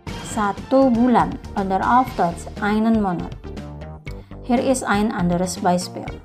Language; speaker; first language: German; non-native, fluent; Indonesian